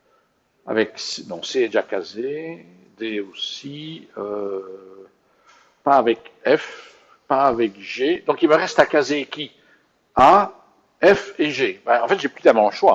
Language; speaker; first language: French; native; French